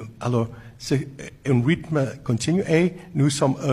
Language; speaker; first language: French; non-native, fluent; English